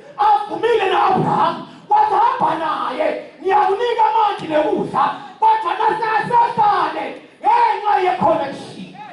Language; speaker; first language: Zulu; non-native, local second language; Swati